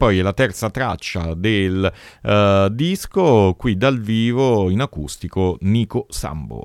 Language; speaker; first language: Italian; native; Italian